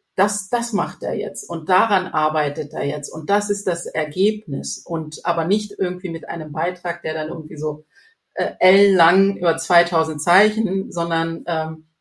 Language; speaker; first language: German; non-native, fluent; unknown